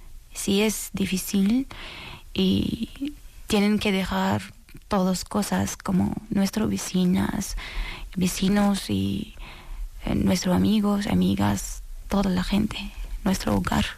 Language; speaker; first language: Spanish; non-native, learner; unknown